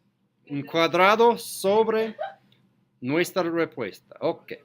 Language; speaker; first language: Spanish; non-native, learner; English